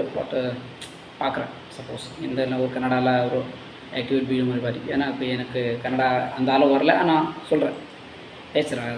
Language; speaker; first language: Tamil; non-native, learner; Hindi